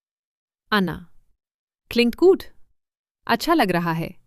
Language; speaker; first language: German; non-native, fluent; Hindi